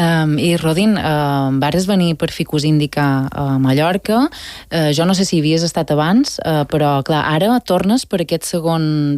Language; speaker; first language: Catalan; native; Catalan